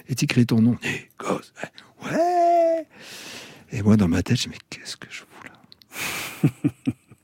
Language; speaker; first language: French; native; French